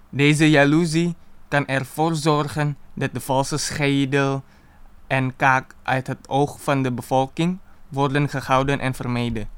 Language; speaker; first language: Dutch; non-native, fluent; Indonesian